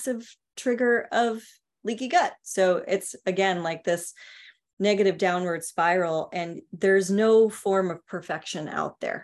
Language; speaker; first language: English; native; English